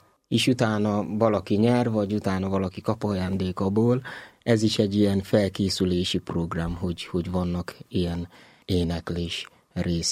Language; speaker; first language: Hungarian; non-native, learner; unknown